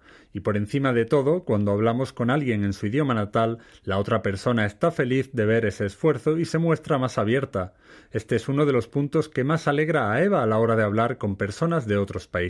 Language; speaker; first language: Spanish; native; Spanish